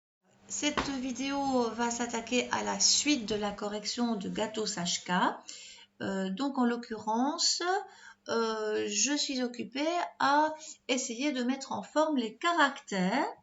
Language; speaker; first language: French; native; French